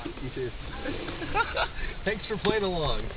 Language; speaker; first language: English; native; English